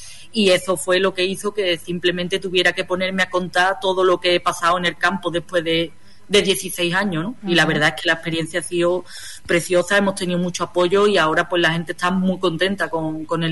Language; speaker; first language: Spanish; native; Spanish